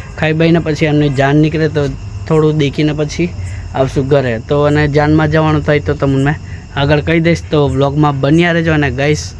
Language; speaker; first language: Gujarati; non-native, local second language; Rathawi